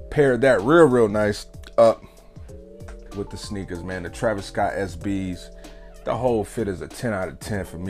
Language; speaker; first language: English; native; English